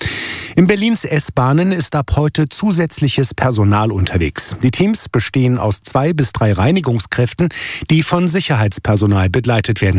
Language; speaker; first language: German; native; German